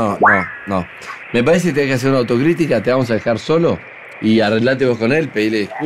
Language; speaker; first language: Spanish; native; Spanish